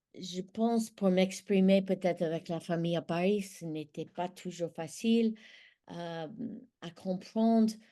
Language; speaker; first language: French; non-native, fluent; English